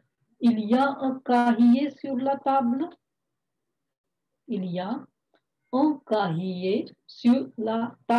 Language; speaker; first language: French; non-native, fluent; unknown